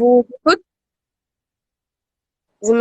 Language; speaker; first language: French; non-native, learner; Russian